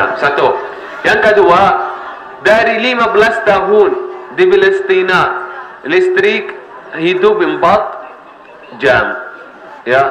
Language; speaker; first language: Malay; non-native, learner; Arabic